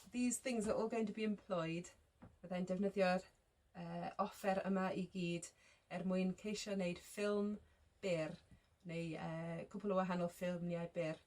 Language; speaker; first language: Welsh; non-native, local second language; English